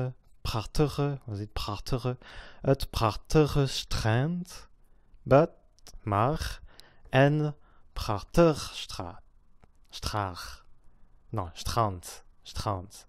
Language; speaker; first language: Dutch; non-native, learner; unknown